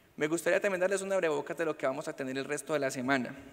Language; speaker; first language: Spanish; native; Spanish